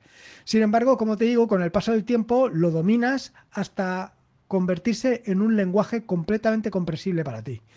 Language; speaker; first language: Spanish; native; Spanish